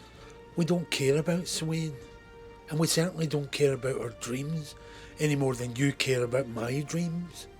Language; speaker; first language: English; native; English